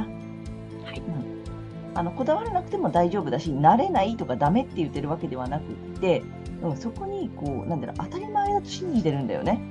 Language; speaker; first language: Japanese; native; Japanese